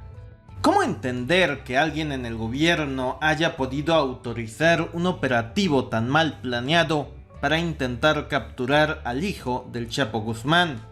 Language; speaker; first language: Spanish; native; Spanish